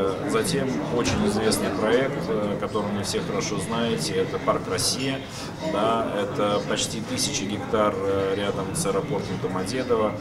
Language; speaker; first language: Russian; native; Russian